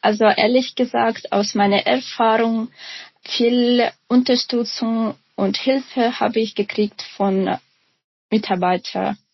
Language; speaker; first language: German; non-native, fluent; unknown